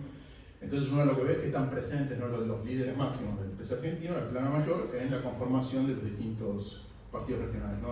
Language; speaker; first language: Spanish; native; Spanish